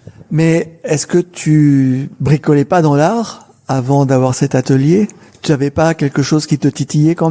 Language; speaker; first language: French; native; French